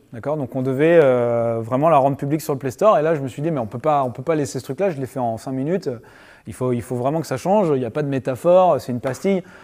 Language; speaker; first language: French; native; French